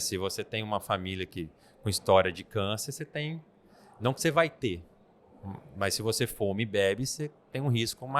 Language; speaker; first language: Portuguese; native; Portuguese